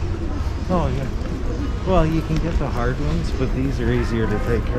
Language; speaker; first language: English; native; English